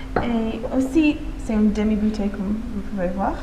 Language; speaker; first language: French; non-native, fluent; English